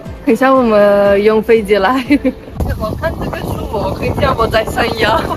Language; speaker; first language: Chinese; non-native, learner; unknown